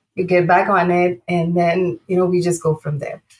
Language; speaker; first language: English; non-native, local second language; Telugu